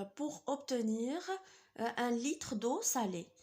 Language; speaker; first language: French; non-native, local second language; Arabic